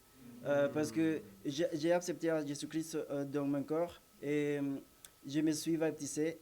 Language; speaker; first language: French; non-native, learner; Spanish